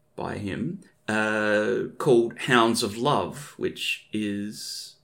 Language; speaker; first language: English; native; English